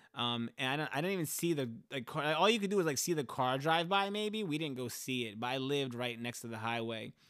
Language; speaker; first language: English; early bilingual, other home language; Spanish